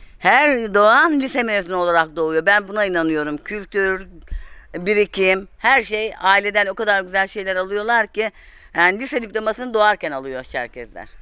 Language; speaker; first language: Turkish; native; Turkish